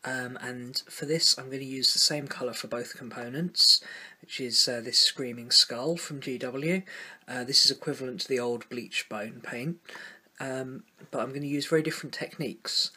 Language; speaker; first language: English; native; English